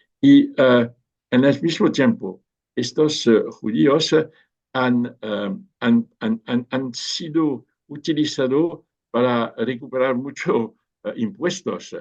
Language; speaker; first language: Spanish; non-native, fluent; French